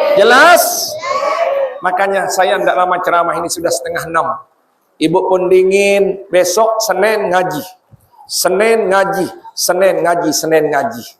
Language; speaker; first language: Indonesian; non-native, local second language; Sasak